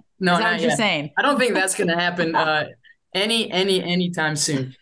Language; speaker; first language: English; native; English